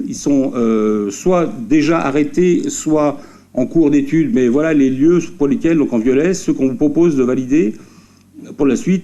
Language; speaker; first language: French; native; French